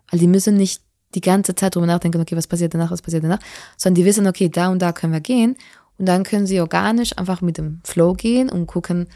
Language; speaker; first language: German; non-native, fluent; Spanish